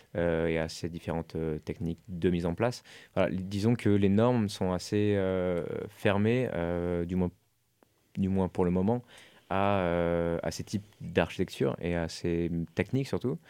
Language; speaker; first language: French; non-native, fluent; German